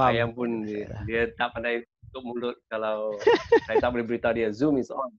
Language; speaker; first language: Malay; non-native, local second language; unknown